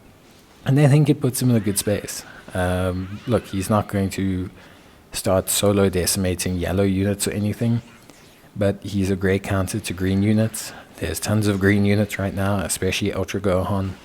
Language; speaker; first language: English; native; English